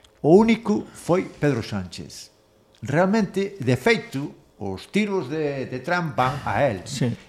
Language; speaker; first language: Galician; non-native, local second language; Spanish